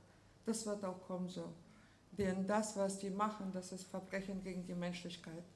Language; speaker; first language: German; non-native, fluent; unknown